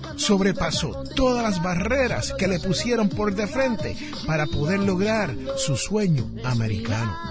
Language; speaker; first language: Spanish; early bilingual, heritage; Spanish